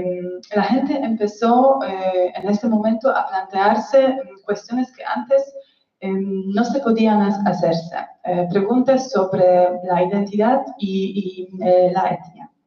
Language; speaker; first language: Spanish; non-native, fluent; Polish